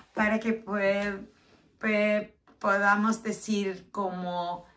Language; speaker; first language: Spanish; non-native, learner; English